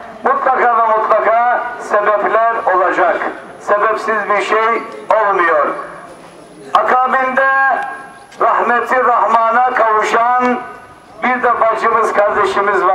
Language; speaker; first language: Turkish; native; Turkish